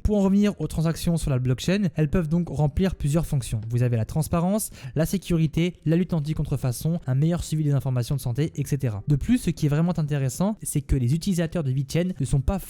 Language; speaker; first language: French; native; French